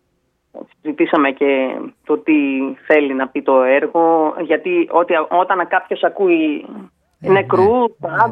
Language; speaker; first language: Greek; native; Greek